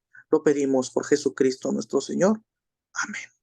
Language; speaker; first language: Spanish; native; Spanish